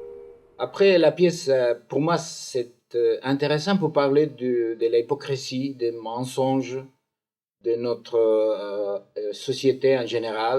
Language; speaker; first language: French; non-native, fluent; Spanish